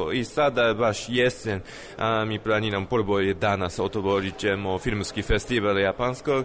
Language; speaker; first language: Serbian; non-native, learner; Japanese